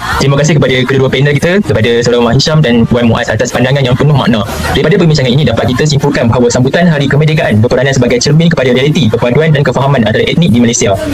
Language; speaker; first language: Malay; native; Malay